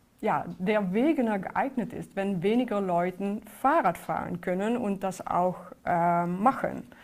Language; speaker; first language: German; non-native, fluent; Dutch